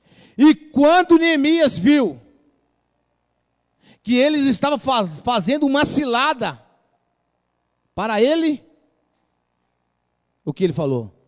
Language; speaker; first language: Portuguese; native; Portuguese